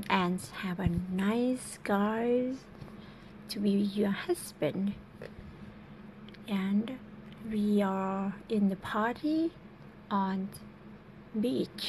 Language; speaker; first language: English; non-native, learner; Thai